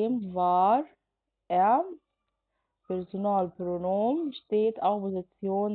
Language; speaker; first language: German; non-native, fluent; Arabic